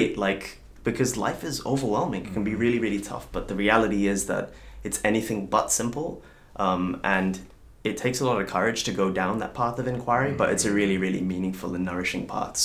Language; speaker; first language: English; native; English